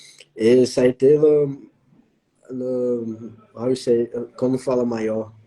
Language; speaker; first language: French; non-native, learner; Portuguese